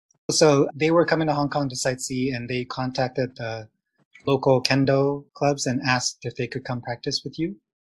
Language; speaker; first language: English; early bilingual, other home language; Chinese